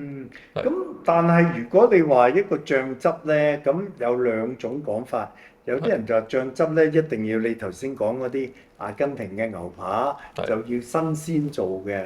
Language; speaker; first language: Cantonese; native; Cantonese